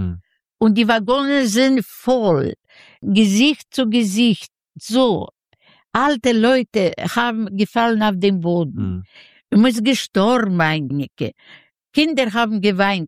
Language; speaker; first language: German; non-native, learner; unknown